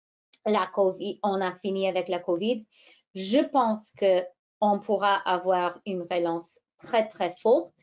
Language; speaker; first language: French; non-native, fluent; English